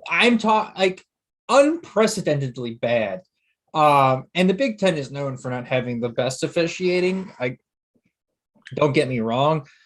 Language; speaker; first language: English; native; English